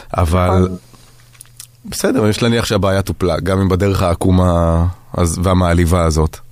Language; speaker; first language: Hebrew; native; Hebrew